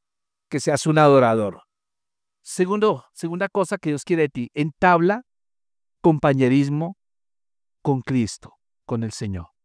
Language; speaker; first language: Spanish; native; Spanish